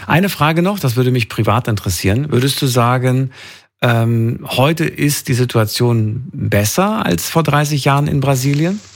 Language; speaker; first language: German; native; German